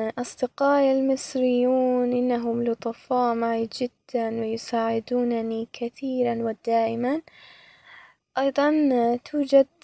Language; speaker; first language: Arabic; non-native, fluent; Persian